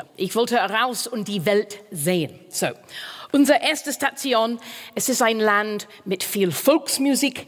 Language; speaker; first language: German; non-native, fluent; English